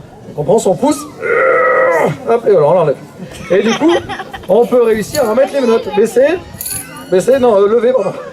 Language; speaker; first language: French; native; French